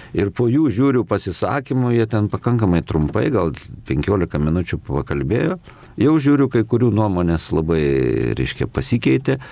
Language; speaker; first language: Lithuanian; native; Lithuanian